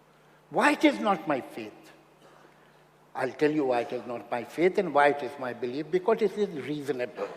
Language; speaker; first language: English; non-native, local second language; Hindi